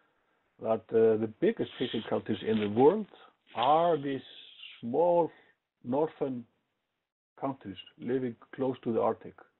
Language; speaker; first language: English; non-native, fluent; Icelandic